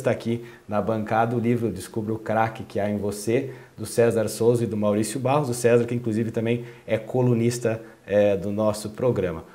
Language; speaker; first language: Portuguese; native; Portuguese